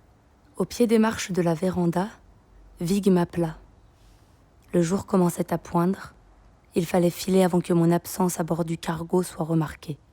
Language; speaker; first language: French; native; French